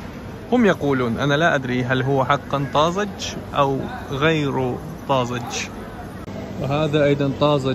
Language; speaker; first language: Arabic; non-native, fluent; Russian